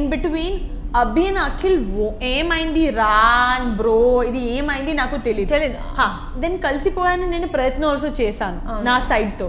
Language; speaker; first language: Telugu; non-native, learner; Gujarati